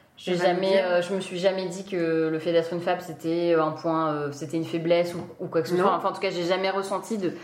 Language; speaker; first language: French; native; French